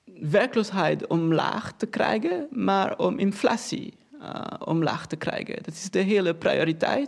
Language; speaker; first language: Dutch; non-native, fluent; Portuguese